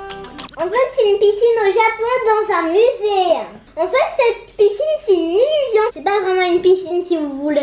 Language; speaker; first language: French; native; French